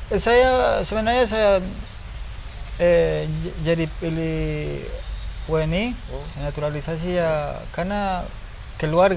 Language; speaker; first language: Indonesian; non-native, learner; Spanish